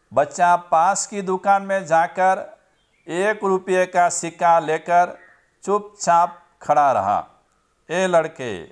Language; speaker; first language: Hindi; non-native, local second language; Gujarati